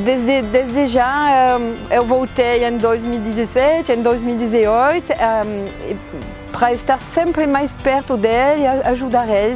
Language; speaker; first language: Portuguese; non-native, fluent; French